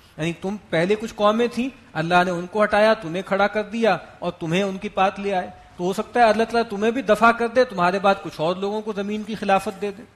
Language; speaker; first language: Urdu; native; Urdu